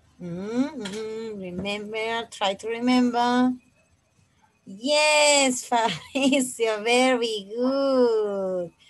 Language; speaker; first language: English; non-native, fluent; Spanish